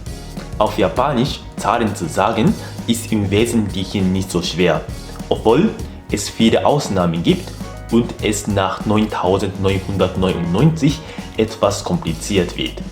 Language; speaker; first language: German; non-native, fluent; Japanese